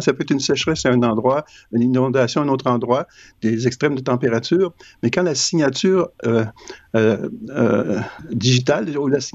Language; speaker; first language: French; native; French